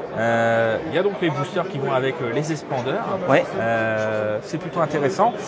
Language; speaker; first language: French; native; French